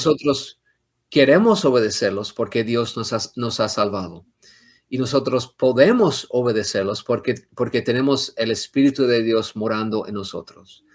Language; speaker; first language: Spanish; non-native, fluent; English